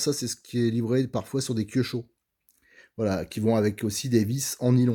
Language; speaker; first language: French; native; French